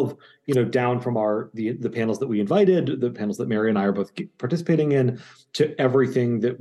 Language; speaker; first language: English; native; English